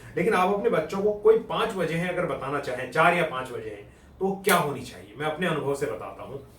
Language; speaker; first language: Hindi; native; Hindi